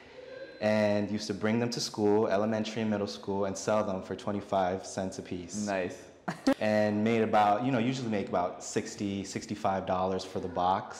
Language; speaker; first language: English; native; English